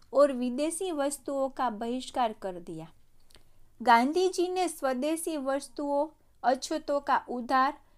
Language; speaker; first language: Hindi; non-native, local second language; Gujarati